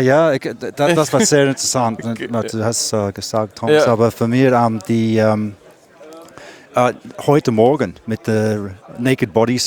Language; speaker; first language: German; non-native, learner; English